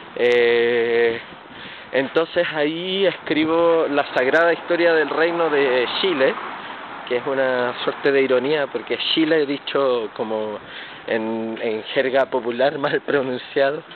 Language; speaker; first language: Spanish; native; Spanish